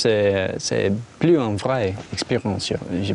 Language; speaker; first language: French; non-native, learner; English